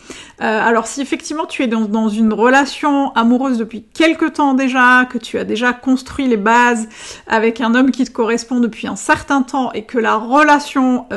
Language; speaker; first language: French; native; French